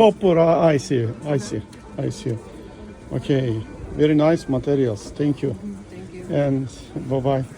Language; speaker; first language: English; non-native, learner; Turkish